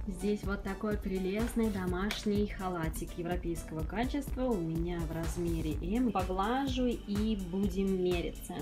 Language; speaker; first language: Russian; native; Russian